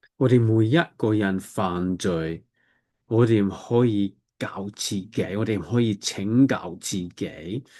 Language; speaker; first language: Cantonese; non-native, learner; English